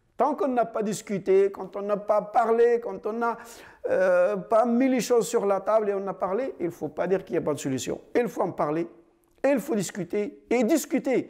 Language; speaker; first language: French; non-native, fluent; Arabic